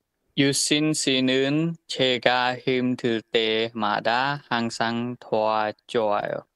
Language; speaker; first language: Korean; non-native, learner; Khmer